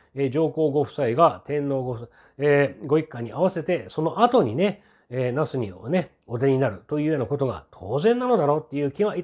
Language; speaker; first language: Japanese; native; Japanese